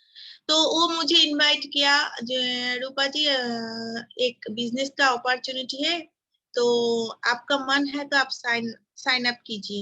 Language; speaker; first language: Hindi; non-native, local second language; Bangla